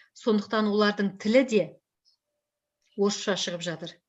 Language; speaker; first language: Kazakh; native; Kazakh